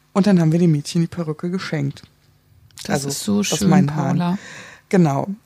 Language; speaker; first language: German; native; German